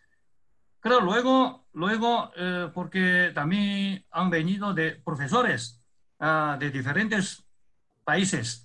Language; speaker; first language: Spanish; non-native, fluent; Chinese